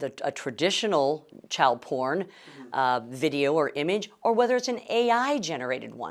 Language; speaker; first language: English; native; English